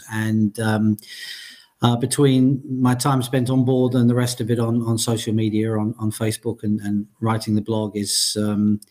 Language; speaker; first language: English; native; English